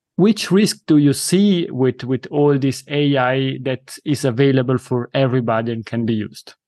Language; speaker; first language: English; non-native, fluent; Italian